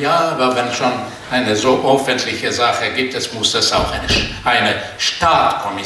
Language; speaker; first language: German; non-native, fluent; Portuguese